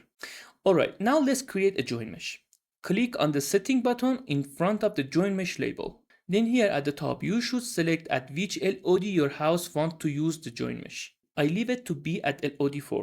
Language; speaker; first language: English; non-native, fluent; Persian